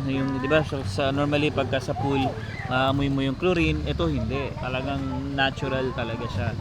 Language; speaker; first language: Filipino; native; Filipino